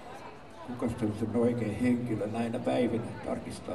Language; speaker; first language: Finnish; native; Finnish